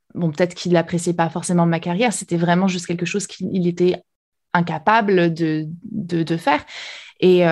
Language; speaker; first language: French; native; French